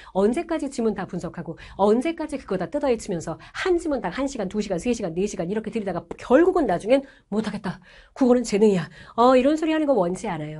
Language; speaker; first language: Korean; native; Korean